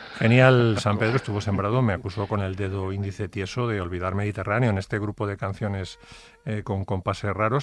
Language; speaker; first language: Spanish; native; Spanish